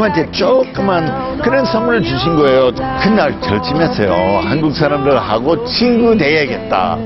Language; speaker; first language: Korean; non-native, fluent; English